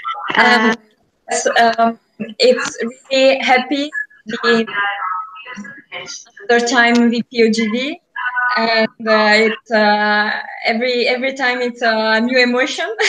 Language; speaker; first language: English; non-native, learner; Italian